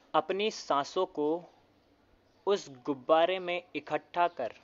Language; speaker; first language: Hindi; native; Hindi